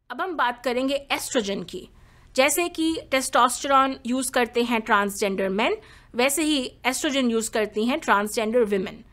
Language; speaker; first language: Hindi; native; Hindi